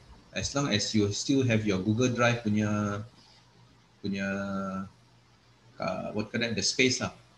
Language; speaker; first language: English; non-native, local second language; Malay